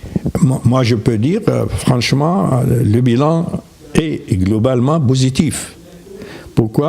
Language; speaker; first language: French; non-native, fluent; Arabic